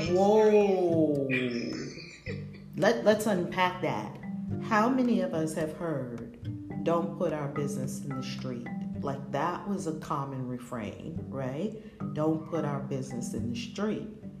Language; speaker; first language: English; native; English